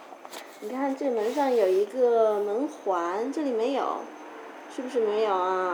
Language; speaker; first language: Chinese; native; Chinese